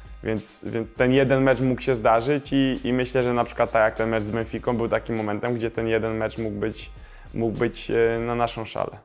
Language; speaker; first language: Polish; native; Polish